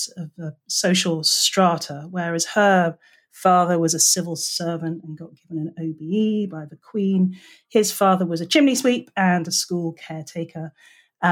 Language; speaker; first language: English; native; English